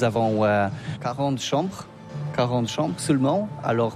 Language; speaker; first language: French; non-native, learner; Polish